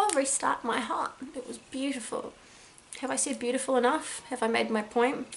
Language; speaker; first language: English; native; English